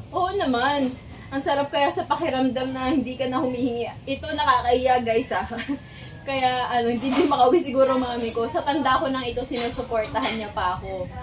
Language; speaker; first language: Filipino; native; Filipino